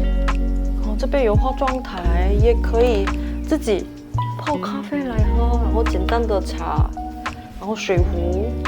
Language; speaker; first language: Chinese; non-native, fluent; Korean